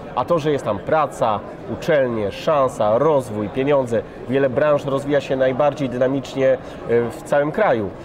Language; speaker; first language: Polish; native; Polish